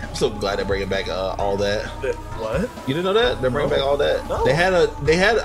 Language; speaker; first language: English; native; English